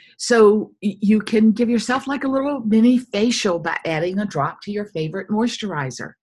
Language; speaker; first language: English; native; English